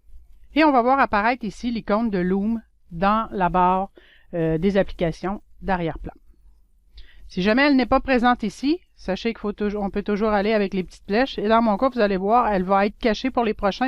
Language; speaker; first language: French; native; French